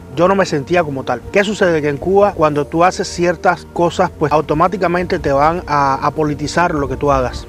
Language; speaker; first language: Spanish; native; Spanish